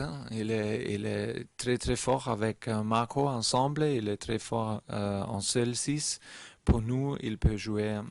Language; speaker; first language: French; non-native, learner; German